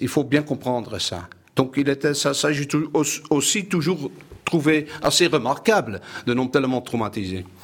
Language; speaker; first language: French; non-native, fluent; Dutch